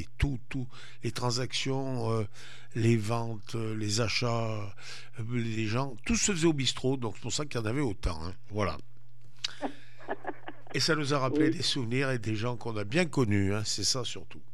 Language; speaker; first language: French; native; French